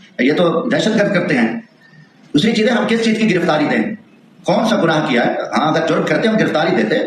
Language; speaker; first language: Urdu; non-native, local second language; Saraiki